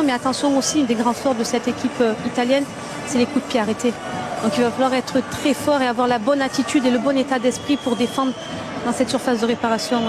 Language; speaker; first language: French; native; French